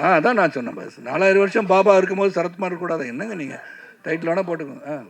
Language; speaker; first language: Tamil; native; Tamil